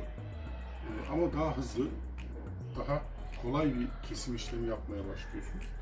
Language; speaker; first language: Turkish; native; Turkish